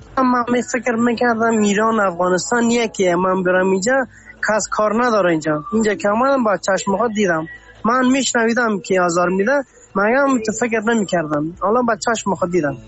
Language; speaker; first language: Persian; native; Persian